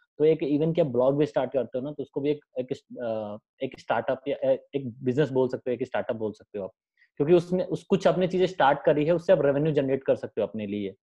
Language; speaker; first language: Hindi; native; Hindi